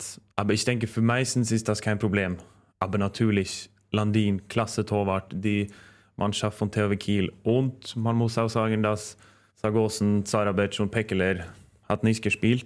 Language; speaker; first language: German; non-native, fluent; Norwegian